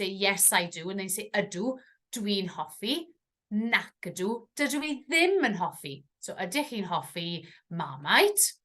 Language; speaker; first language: Welsh; non-native, fluent; English